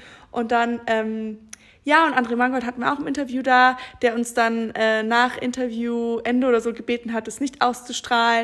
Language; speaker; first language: German; native; German